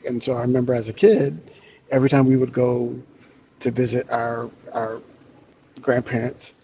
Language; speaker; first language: English; native; English